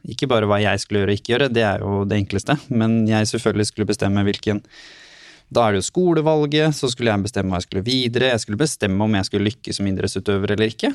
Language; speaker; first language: Norwegian; native; Norwegian